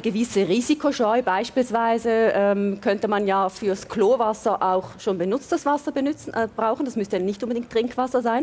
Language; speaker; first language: German; native; German